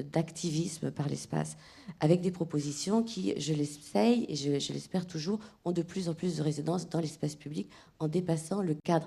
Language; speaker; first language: French; native; French